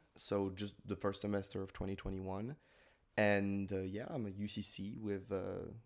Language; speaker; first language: English; non-native, fluent; French